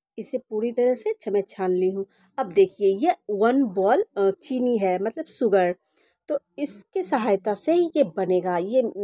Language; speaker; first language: Hindi; non-native, local second language; Bangla